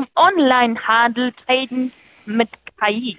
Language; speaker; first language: German; non-native, fluent; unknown